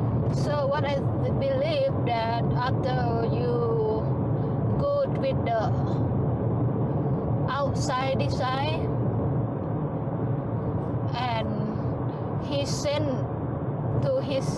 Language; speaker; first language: English; non-native, fluent; Thai